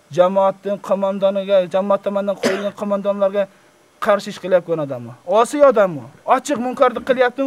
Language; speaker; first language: Uzbek; native; Uzbek